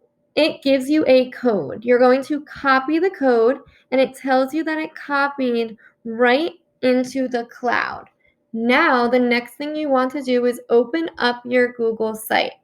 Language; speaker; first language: English; native; English